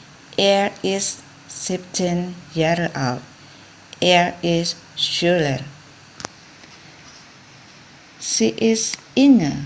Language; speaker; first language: German; non-native, fluent; Indonesian